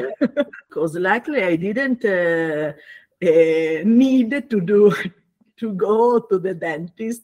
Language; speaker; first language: English; non-native, learner; Italian